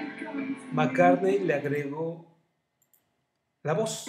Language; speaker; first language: Spanish; native; Spanish